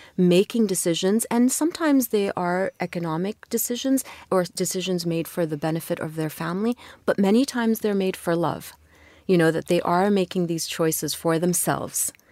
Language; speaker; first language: English; non-native, fluent; Arabic